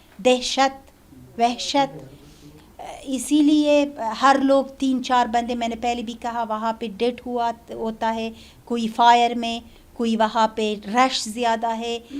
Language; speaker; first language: Hindi; non-native, learner; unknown